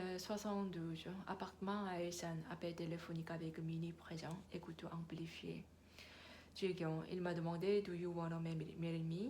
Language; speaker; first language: French; non-native, learner; Korean